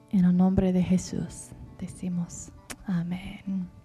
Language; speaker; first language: Spanish; non-native, fluent; English